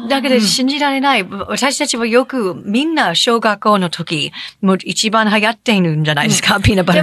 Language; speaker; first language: Japanese; non-native, fluent; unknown